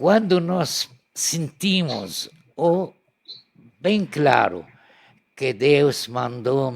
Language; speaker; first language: Portuguese; non-native, learner; Arabic